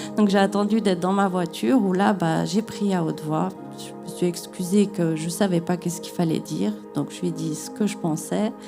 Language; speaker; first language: French; native; French